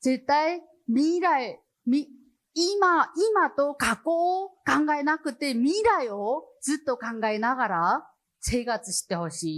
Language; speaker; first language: Japanese; non-native, learner; Chinese